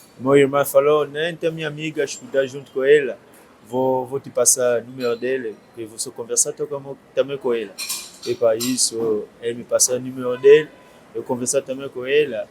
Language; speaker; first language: Portuguese; non-native, learner; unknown